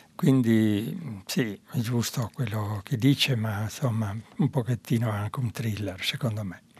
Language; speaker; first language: Italian; native; Italian